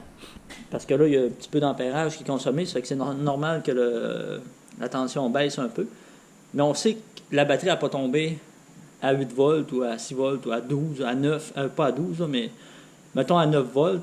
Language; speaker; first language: French; native; French